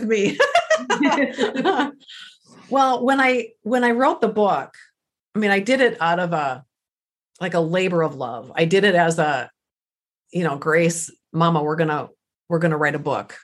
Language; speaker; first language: English; early bilingual, other home language; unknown